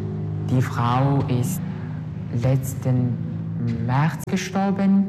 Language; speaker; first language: German; non-native, learner; Mongolian